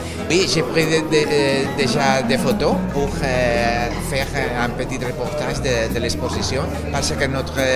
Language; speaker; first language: French; non-native, learner; Spanish